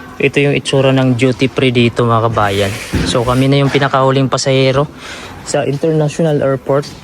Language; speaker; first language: Filipino; non-native, local second language; Cebuano